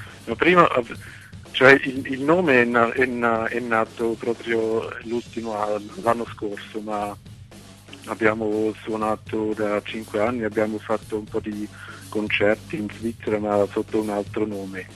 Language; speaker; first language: Italian; non-native, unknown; Swiss German